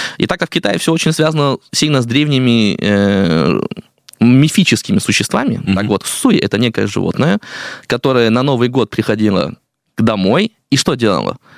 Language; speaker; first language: Russian; non-native, fluent; Chinese